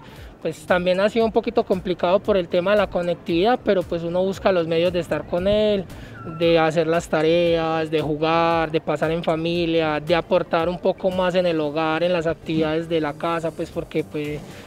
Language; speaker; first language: Spanish; native; Spanish